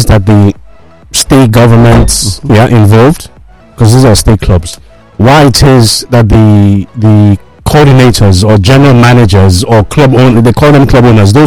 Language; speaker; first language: English; non-native, local second language; Igbo